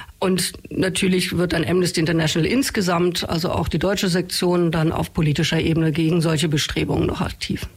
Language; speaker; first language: German; native; German